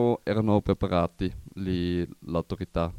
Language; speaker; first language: Italian; non-native, learner; German